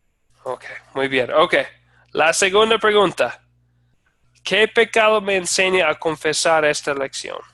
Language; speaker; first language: Spanish; non-native, fluent; English